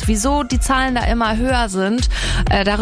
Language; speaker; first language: German; native; German